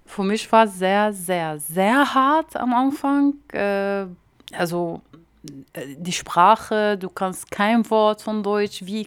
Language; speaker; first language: German; non-native, learner; Arabic